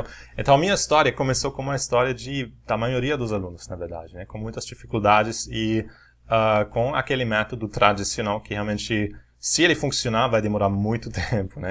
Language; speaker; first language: Portuguese; non-native, fluent; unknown